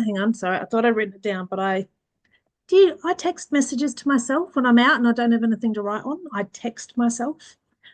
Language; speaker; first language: English; early bilingual, other home language; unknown